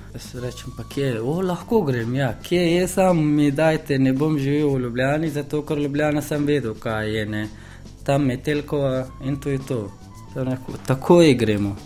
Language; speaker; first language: Slovenian; non-native, learner; Persian